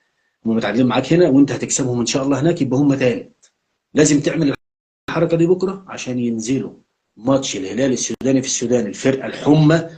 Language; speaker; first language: Arabic; native; Arabic